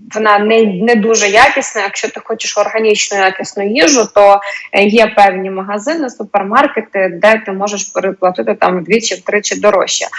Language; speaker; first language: Ukrainian; non-native, local second language; Russian